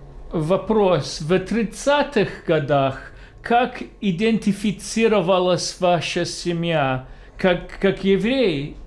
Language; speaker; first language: Russian; non-native, fluent; English